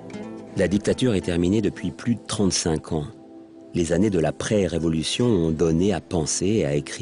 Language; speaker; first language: French; native; French